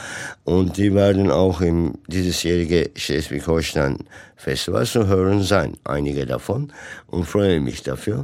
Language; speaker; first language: German; non-native, fluent; Turkish